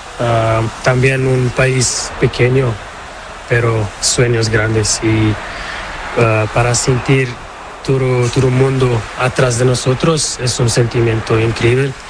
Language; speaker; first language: Spanish; non-native, learner; Portuguese